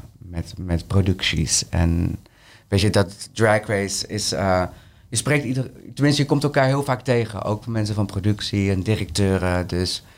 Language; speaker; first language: Dutch; early bilingual, other home language; Spanish